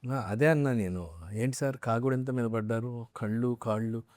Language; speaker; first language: Telugu; native; Telugu